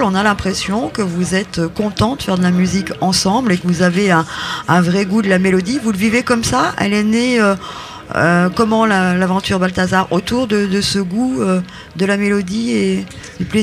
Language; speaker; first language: French; native; French